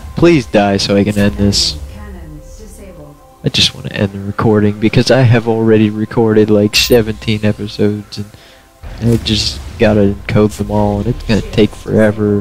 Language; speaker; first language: English; native; English